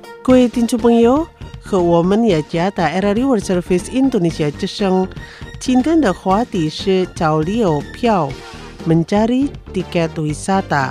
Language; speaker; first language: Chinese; non-native, fluent; Indonesian